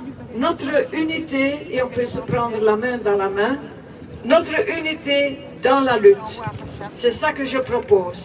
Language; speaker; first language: French; non-native, local second language; Dutch